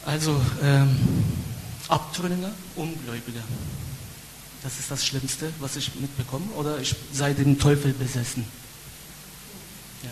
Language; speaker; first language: German; non-native, fluent; Turkish